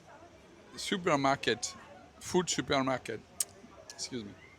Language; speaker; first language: English; non-native, learner; French